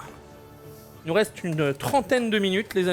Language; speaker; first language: French; native; French